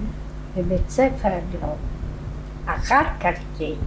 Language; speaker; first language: Hebrew; non-native, fluent; Polish